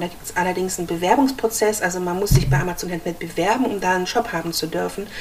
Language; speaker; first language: German; native; German